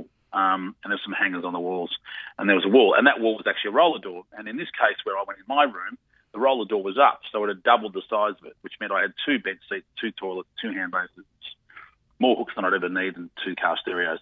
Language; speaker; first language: English; native; English